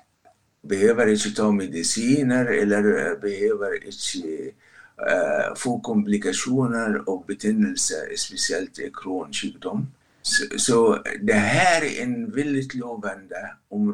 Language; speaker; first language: Swedish; non-native, fluent; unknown